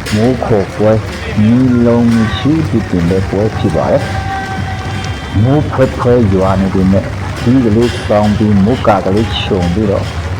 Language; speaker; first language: Burmese; non-native, local second language; Pa'o Karen